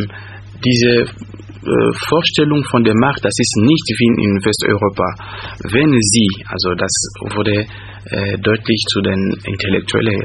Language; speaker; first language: German; non-native, fluent; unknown